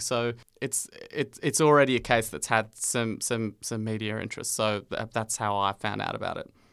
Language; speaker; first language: English; native; English